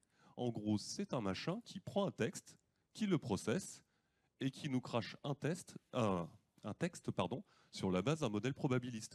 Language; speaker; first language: French; native; French